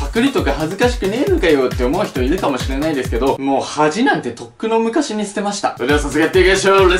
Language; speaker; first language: Japanese; native; Japanese